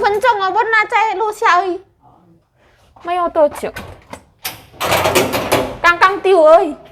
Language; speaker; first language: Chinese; non-native, learner; Javanese